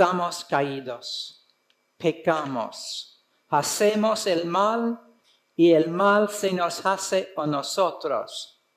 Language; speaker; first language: Spanish; non-native, fluent; English